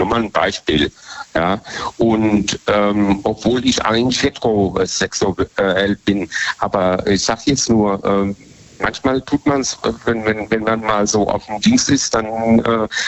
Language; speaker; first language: German; native; German